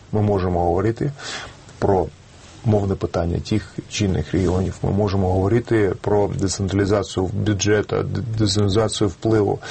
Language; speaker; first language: Ukrainian; non-native, local second language; Russian